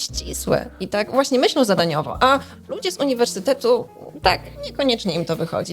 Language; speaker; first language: Polish; native; Polish